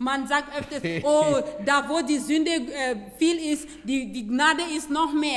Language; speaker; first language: German; non-native, fluent; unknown